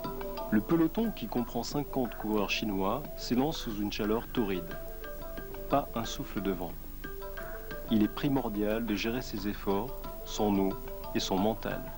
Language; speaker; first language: French; native; French